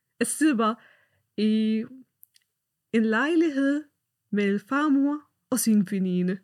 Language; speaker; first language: Danish; non-native, fluent; Arabic